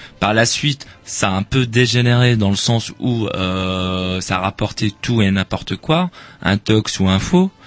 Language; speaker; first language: French; non-native, local second language; Arabic